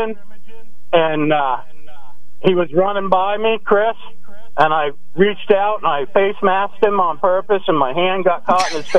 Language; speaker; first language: English; native; English